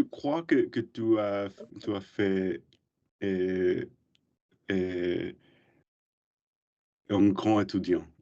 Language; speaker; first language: French; non-native, learner; English